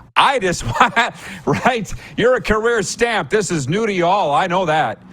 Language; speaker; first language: English; native; English